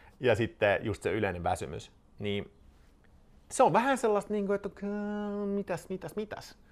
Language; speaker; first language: Finnish; non-native, fluent; Swedish